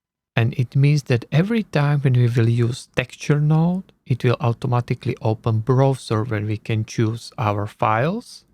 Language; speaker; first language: English; non-native, learner; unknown